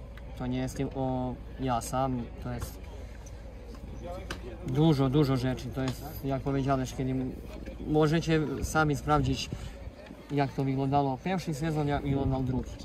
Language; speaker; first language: Polish; non-native, fluent; Serbian